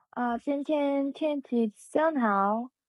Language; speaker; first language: Chinese; non-native, learner; Korean